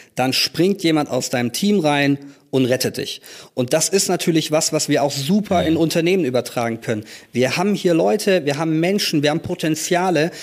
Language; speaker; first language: German; native; German